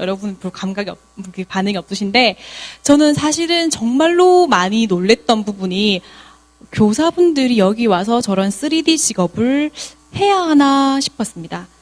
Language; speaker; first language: Korean; native; Korean